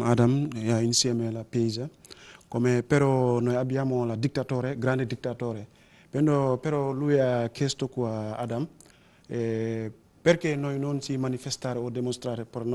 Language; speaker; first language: Italian; non-native, learner; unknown